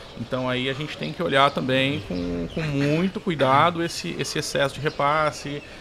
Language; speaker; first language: Portuguese; native; Portuguese